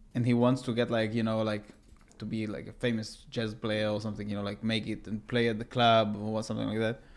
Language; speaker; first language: English; non-native, fluent; Hebrew